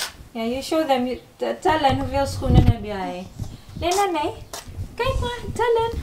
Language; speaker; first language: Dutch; non-native, learner; Filipino